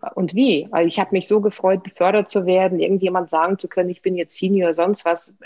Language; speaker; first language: German; non-native, fluent; Russian